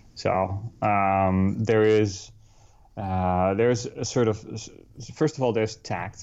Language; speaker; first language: English; non-native, fluent; Dutch